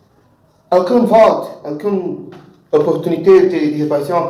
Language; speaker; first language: French; non-native, learner; Portuguese